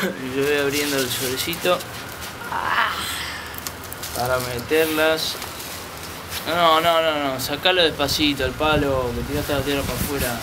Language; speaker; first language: Spanish; native; Spanish